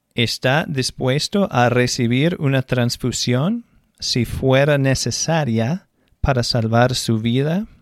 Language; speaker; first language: Spanish; non-native, fluent; English